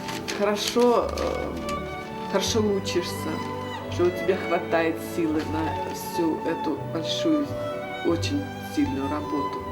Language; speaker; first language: Russian; native; Russian